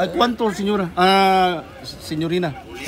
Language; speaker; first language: Spanish; non-native, learner; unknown